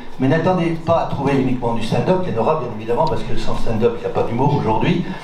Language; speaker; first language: French; native; French